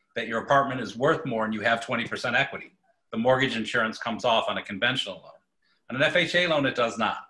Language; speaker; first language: English; native; English